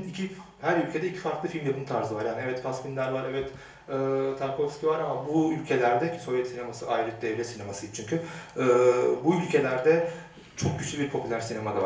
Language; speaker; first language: Turkish; native; Turkish